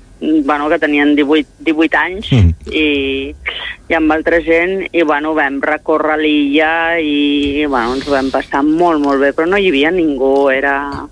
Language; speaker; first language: Catalan; native; Catalan